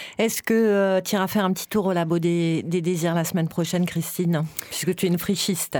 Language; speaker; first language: French; native; French